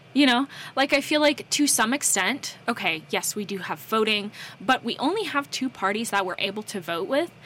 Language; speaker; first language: English; native; English